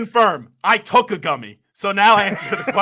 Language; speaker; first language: English; native; English